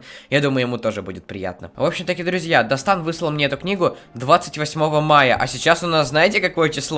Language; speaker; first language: Russian; native; Russian